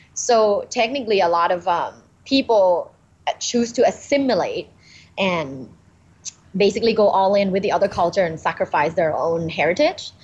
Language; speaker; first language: English; non-native, fluent; Thai